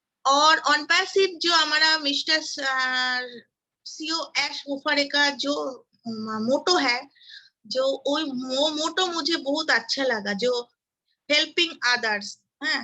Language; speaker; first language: Hindi; non-native, local second language; Bangla